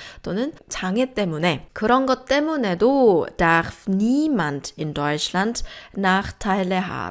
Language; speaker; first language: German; non-native, fluent; Korean